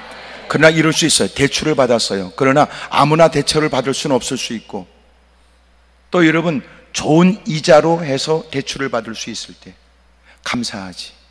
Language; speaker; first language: Korean; native; Korean